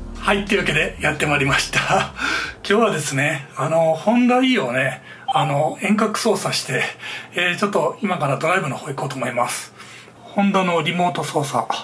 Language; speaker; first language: Japanese; native; Japanese